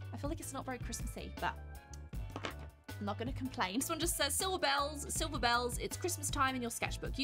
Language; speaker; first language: English; native; English